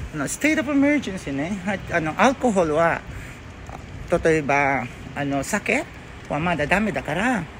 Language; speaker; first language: Japanese; non-native, learner; Filipino